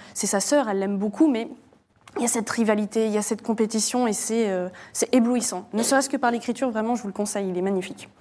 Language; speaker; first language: French; native; French